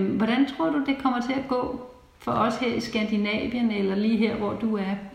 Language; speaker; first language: Danish; native; Danish